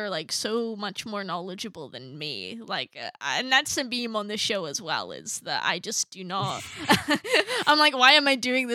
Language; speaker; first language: English; native; English